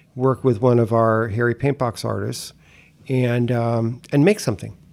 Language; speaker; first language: English; native; English